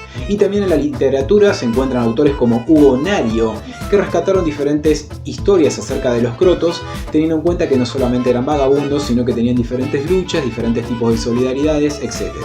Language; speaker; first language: Spanish; native; Spanish